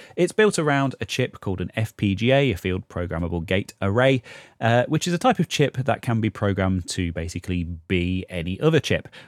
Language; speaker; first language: English; native; English